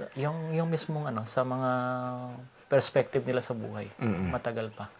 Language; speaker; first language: Filipino; non-native, local second language; Iloko